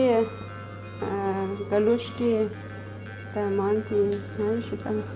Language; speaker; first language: Russian; non-native, learner; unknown